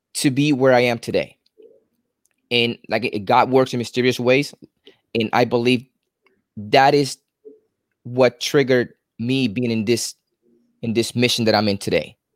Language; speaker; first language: English; native; English